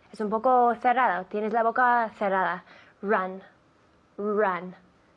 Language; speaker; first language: Spanish; non-native, fluent; English